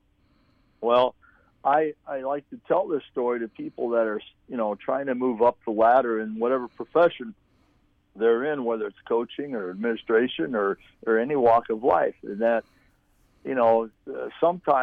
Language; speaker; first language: English; native; English